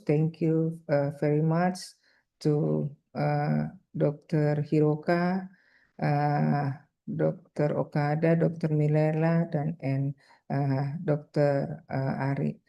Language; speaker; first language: English; non-native, fluent; Indonesian